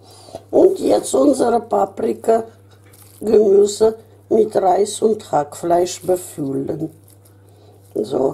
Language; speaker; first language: German; non-native, fluent; Russian